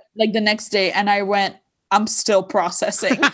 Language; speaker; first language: English; non-native, fluent; Arabic